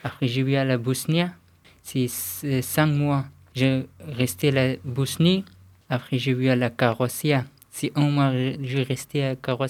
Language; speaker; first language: French; non-native, learner; Pashto